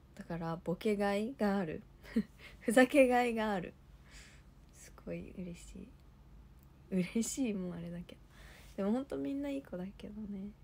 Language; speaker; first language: Japanese; native; Japanese